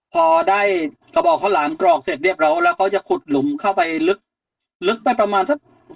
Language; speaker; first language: Thai; native; Thai